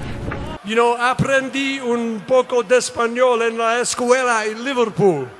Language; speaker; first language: Spanish; non-native, learner; English